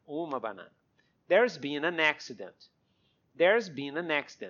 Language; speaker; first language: English; non-native, fluent; Portuguese